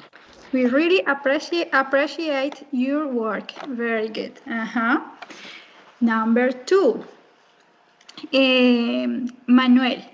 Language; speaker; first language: English; non-native, fluent; Spanish